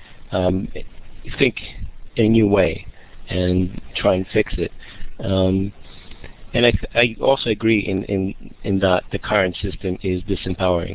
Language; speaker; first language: English; non-native, fluent; Greek